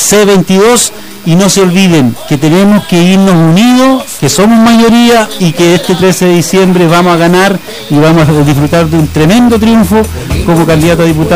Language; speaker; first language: Spanish; native; Spanish